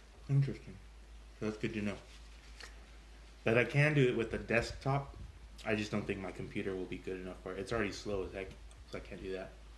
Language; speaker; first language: English; early bilingual, other home language; Spanish